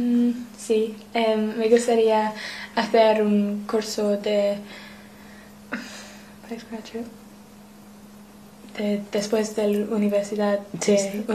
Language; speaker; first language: Spanish; non-native, learner; English